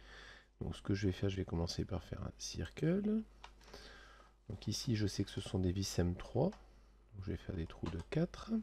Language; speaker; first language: French; native; French